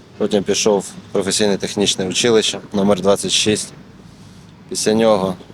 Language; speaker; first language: Ukrainian; non-native, local second language; Russian